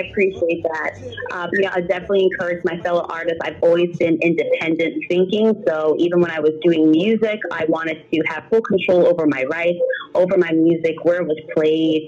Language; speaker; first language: English; early bilingual, other home language; German